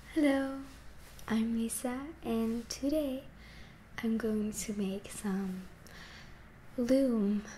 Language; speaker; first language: English; non-native, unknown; Dutch